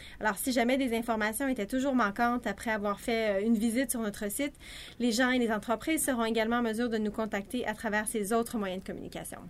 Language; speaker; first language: French; native; French